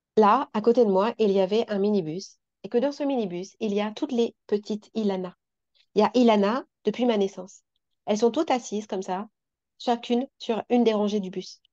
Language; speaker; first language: French; native; French